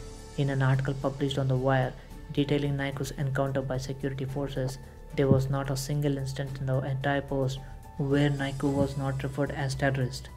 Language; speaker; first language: English; non-native, local second language; Telugu